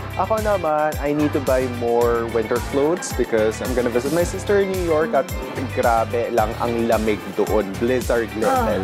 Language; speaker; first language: English; non-native, local second language; Filipino